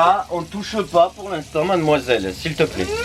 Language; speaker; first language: French; native; French